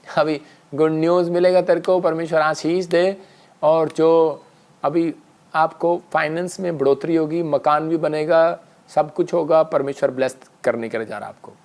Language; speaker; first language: Hindi; non-native, local second language; Punjabi